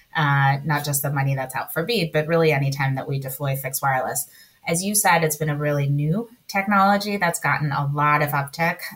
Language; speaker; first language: English; early bilingual, other home language; Spanish